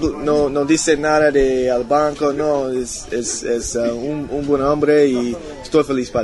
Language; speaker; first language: Spanish; non-native, learner; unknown